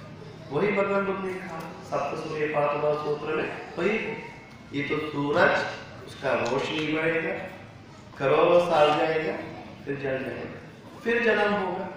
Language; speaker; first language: Hindi; non-native, learner; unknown